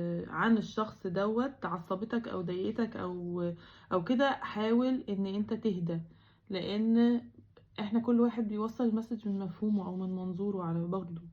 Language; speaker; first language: Arabic; native; Arabic